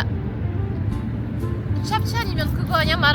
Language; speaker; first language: Korean; non-native, fluent; French